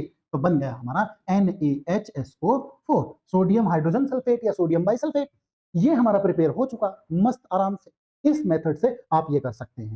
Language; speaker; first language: Hindi; native; Hindi